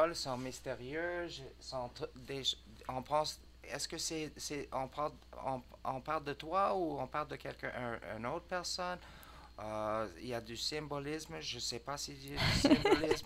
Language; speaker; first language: French; non-native, learner; English